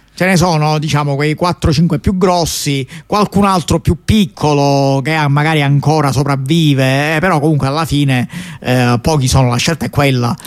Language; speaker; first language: Italian; native; Italian